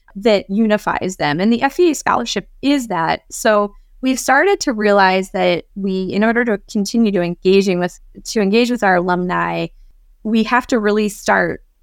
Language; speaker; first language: English; native; English